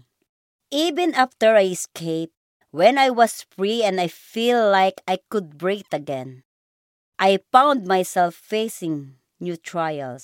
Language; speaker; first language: English; non-native, local second language; Cebuano